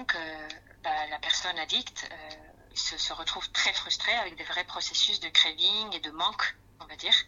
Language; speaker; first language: French; non-native, fluent; Spanish